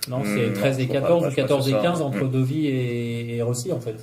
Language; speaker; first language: French; native; French